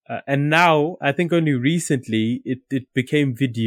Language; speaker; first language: English; non-native, local second language; Shona